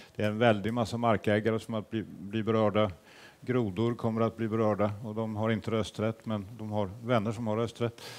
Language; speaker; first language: Swedish; native; Swedish